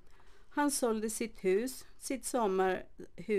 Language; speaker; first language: Swedish; non-native, fluent; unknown